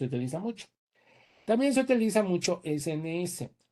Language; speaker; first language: Spanish; native; Spanish